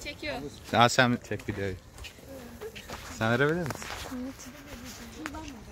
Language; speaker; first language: Turkish; native; Turkish